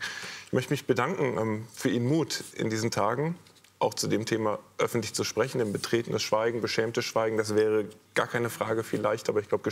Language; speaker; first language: German; native; German